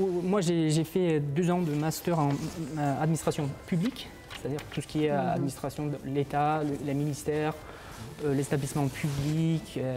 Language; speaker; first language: French; non-native, fluent; Uzbek